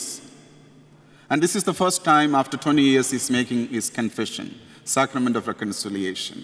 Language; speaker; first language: English; non-native, local second language; Malayalam